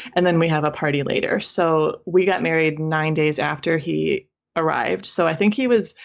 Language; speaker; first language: English; native; English